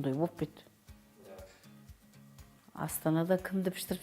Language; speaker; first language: Kazakh; native; Kazakh